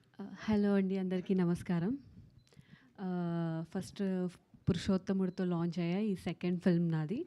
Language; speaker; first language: Telugu; non-native, learner; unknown